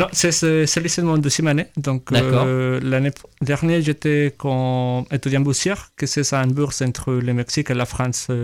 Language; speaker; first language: French; non-native, learner; Spanish